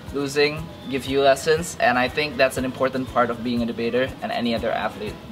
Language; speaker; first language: English; non-native, fluent; Indonesian